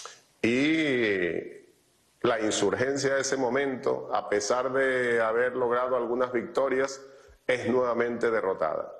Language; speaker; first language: Spanish; native; Spanish